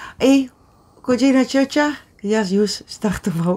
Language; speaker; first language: Polish; non-native, learner; Dutch